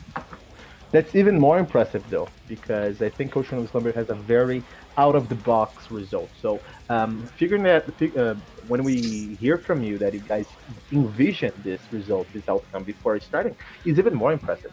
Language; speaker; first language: English; non-native, fluent; Portuguese